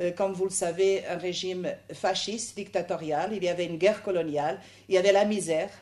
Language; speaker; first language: French; non-native, fluent; Portuguese